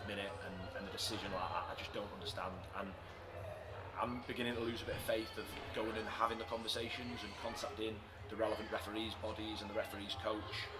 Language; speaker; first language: English; native; English